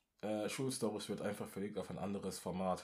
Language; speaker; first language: German; non-native, local second language; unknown